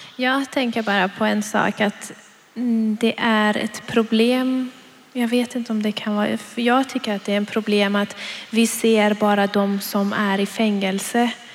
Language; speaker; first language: Swedish; non-native, fluent; Persian